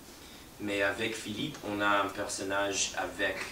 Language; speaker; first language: French; non-native, fluent; English